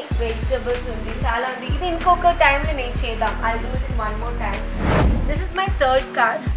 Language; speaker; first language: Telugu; non-native, learner; Malayalam